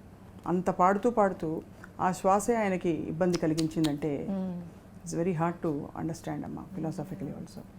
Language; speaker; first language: Telugu; native; Telugu